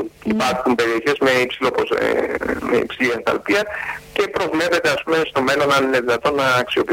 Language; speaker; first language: Greek; native; Greek